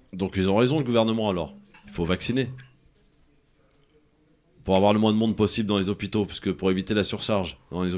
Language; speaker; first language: French; native; French